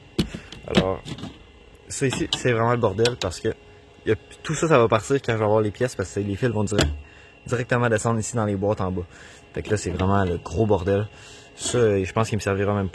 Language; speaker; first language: French; native; French